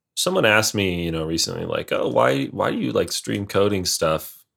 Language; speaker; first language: English; native; English